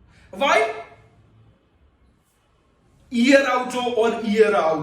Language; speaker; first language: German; non-native, fluent; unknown